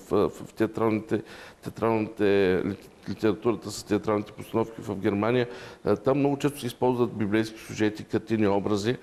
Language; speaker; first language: Bulgarian; native; Bulgarian